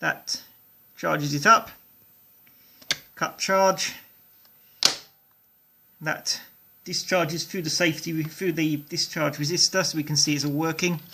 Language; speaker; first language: English; native; English